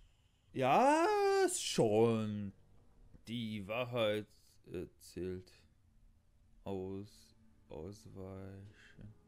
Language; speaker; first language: German; non-native, learner; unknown